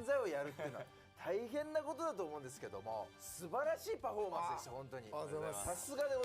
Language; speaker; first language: Japanese; native; Japanese